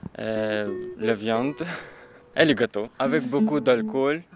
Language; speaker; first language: French; non-native, learner; Ukrainian